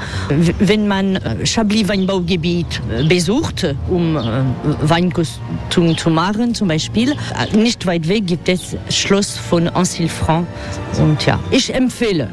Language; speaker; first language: German; non-native, fluent; French